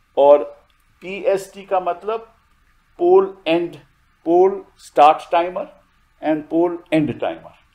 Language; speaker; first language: Hindi; native; Hindi